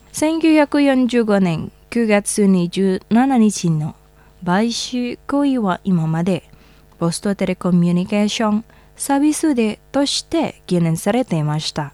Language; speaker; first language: Japanese; non-native, fluent; Indonesian